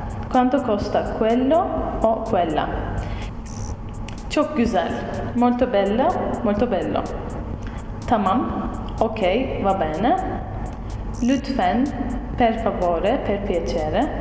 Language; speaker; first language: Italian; non-native, fluent; Turkish